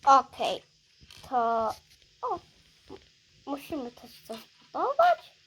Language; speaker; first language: Polish; early bilingual, heritage; Polish